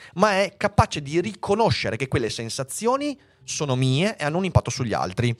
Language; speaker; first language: Italian; native; Italian